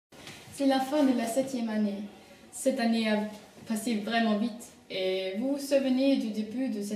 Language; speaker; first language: French; non-native, learner; German